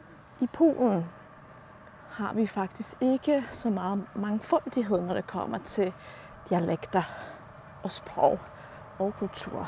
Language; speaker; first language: Danish; non-native, fluent; Polish